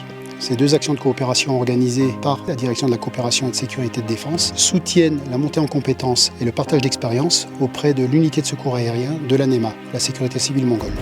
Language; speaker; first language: French; native; French